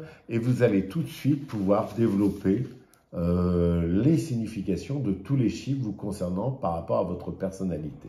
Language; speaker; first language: French; native; French